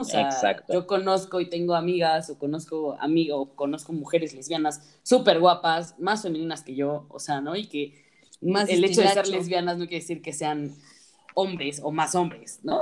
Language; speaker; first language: Spanish; native; Spanish